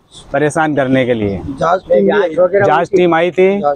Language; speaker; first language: Hindi; native; Hindi